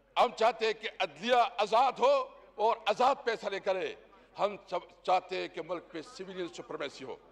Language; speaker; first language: Urdu; non-native, local second language; Pashto